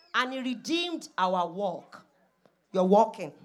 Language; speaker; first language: English; non-native, local second language; Yoruba